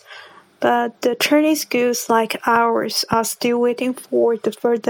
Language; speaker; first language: English; non-native, fluent; Chinese